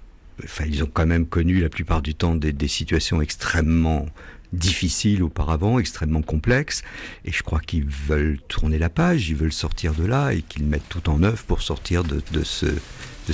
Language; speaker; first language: French; native; French